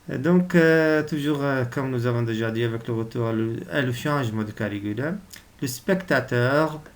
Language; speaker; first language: French; non-native, local second language; Arabic